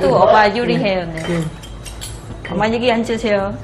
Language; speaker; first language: Korean; non-native, learner; Vietnamese